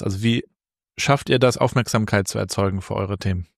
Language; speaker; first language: German; native; German